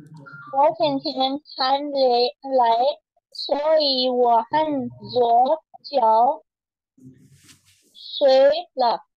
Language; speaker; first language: Chinese; non-native, learner; Urdu